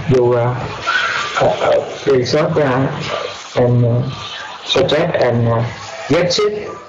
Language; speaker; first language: English; non-native, learner; Vietnamese